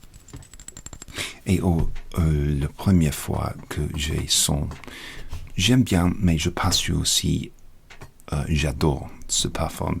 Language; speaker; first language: French; non-native, learner; English